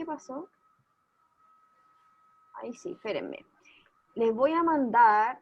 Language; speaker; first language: Spanish; native; Spanish